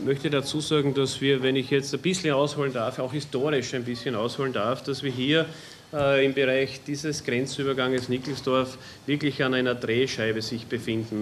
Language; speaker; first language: German; native; German